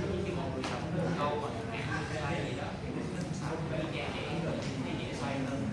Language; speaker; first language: Vietnamese; native; Vietnamese